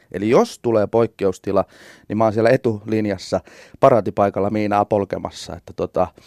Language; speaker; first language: Finnish; native; Finnish